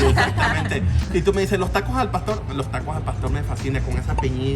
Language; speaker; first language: Spanish; native; Spanish